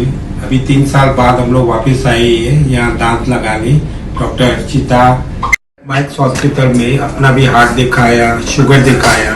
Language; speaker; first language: Hindi; early bilingual, heritage; Hindi